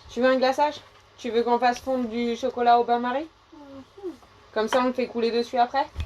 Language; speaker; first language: French; native; French